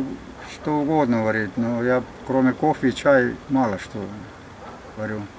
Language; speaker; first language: Russian; non-native, fluent; Estonian